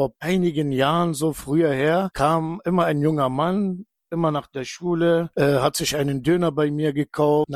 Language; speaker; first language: German; non-native, fluent; Turkish